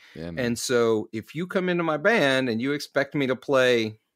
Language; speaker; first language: English; native; English